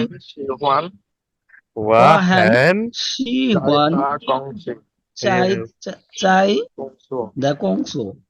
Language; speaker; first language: Chinese; non-native, learner; Bangla